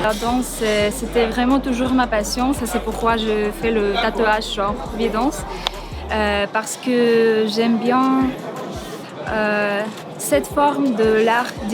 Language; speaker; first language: French; non-native, learner; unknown